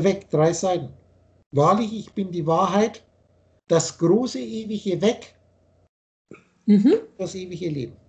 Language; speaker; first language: German; native; German